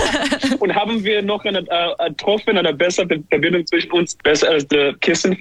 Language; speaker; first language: German; non-native, learner; English